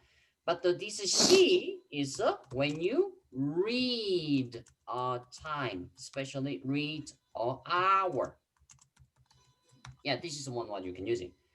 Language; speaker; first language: English; non-native, fluent; Korean